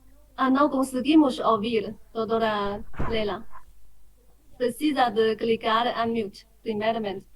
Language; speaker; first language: Portuguese; non-native, fluent; Chinese